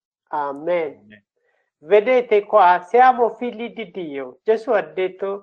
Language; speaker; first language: Italian; non-native, learner; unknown